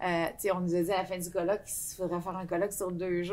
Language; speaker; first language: French; native; French